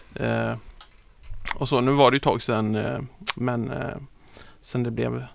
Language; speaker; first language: Swedish; native; Swedish